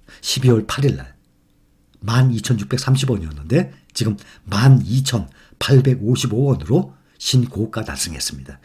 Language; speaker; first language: Korean; native; Korean